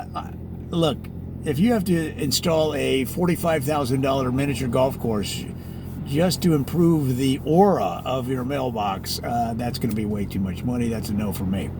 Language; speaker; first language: English; native; English